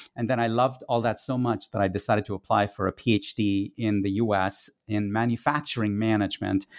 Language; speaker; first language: English; non-native, local second language; Tamil